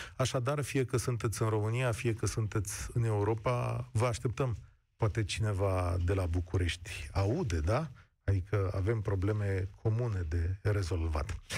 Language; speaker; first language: Romanian; native; Romanian